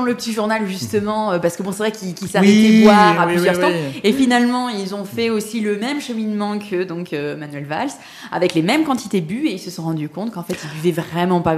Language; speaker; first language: French; native; French